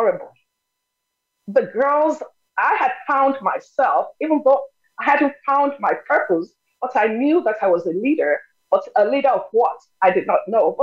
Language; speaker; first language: English; non-native, local second language; Yoruba